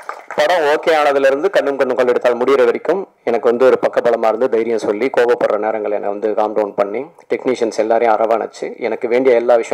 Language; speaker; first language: Tamil; native; Tamil